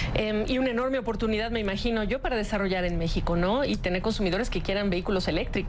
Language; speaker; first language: Spanish; native; Spanish